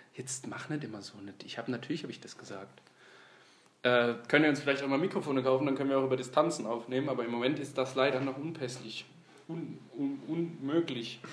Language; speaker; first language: German; early bilingual, other home language; Turkish